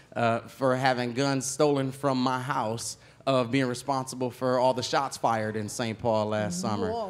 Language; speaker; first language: English; native; English